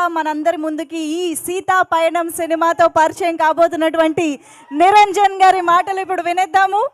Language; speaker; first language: Telugu; native; Telugu